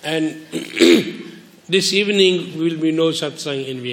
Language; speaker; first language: English; non-native, learner; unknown